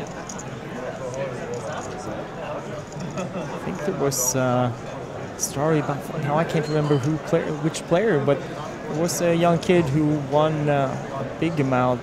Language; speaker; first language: English; non-native, fluent; Norwegian